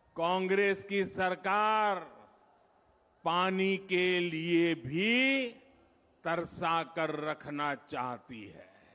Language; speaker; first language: Hindi; non-native, local second language; Gujarati